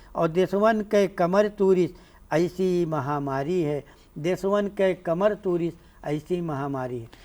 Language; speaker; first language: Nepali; non-native, local second language; Awadhi